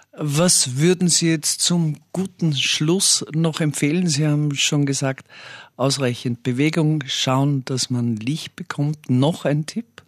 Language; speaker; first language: German; native; German